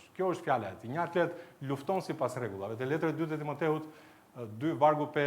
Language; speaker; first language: Albanian; native; Albanian